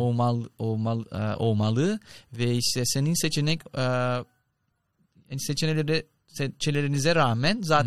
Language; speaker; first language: Turkish; non-native, learner; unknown